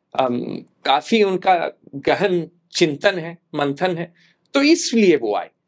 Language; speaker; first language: Hindi; native; Hindi